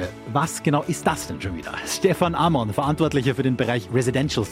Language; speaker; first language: German; native; German